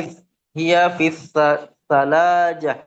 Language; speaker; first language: Arabic; non-native, learner; Indonesian